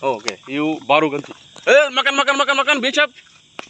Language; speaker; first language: Indonesian; non-native, learner; Bangla